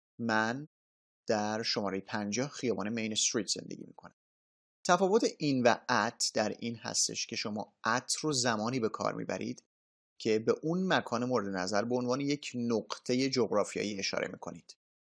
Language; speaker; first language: Persian; native; Persian